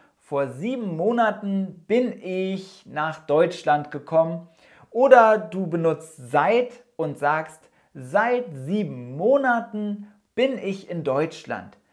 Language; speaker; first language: German; native; German